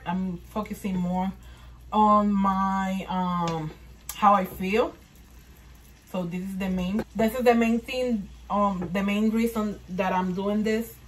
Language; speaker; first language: English; non-native, fluent; Spanish